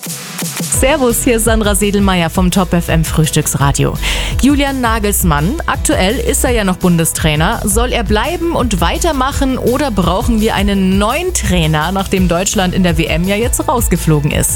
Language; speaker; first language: German; native; German